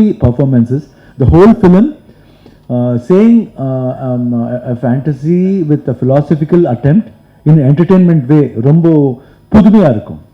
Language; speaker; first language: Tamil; non-native, local second language; Kannada